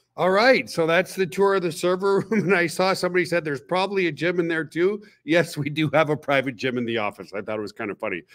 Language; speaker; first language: English; native; English